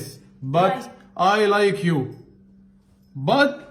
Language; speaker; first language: English; non-native, learner; Arabic